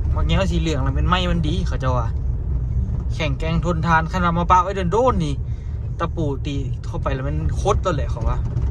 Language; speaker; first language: Thai; native; Thai